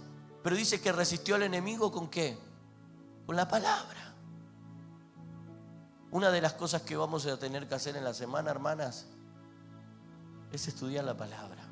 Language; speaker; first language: Spanish; native; Spanish